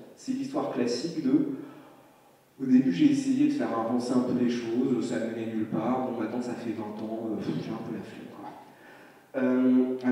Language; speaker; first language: French; native; French